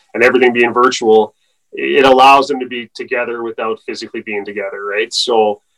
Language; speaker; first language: English; native; English